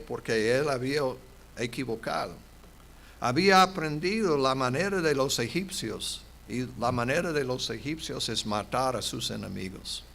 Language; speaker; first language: Spanish; non-native, fluent; English